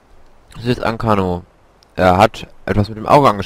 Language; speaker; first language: German; native; German